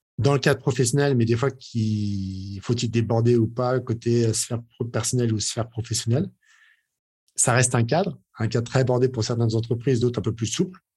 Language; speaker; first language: French; native; French